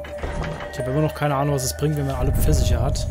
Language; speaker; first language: German; native; German